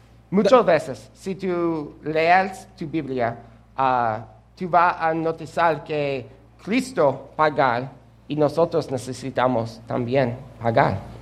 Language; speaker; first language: Spanish; non-native, learner; English